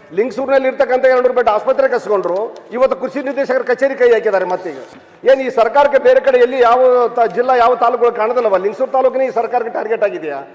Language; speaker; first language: Kannada; native; Kannada